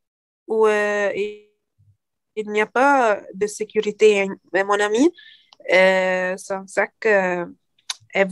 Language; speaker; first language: French; non-native, learner; Arabic